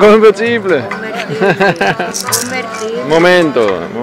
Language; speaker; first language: Spanish; non-native, learner; Danish